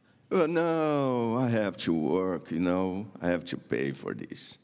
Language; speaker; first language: English; non-native, learner; Portuguese